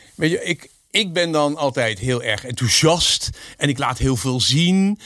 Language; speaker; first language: Dutch; native; Dutch